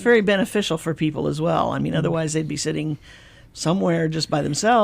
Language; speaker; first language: English; native; English